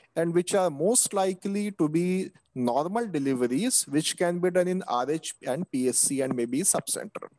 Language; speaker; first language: English; non-native, local second language; Marathi